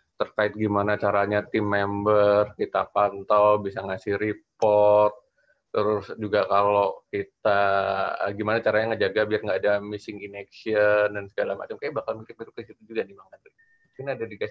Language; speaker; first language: Indonesian; native; Indonesian